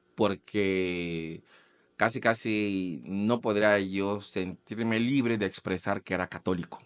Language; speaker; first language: Spanish; non-native, fluent; Portuguese